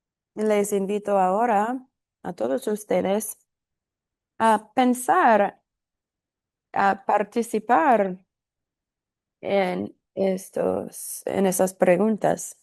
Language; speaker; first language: Spanish; non-native, fluent; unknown